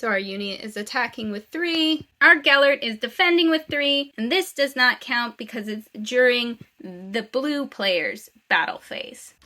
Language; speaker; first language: English; native; English